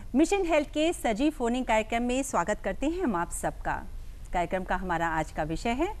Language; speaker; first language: Hindi; native; Hindi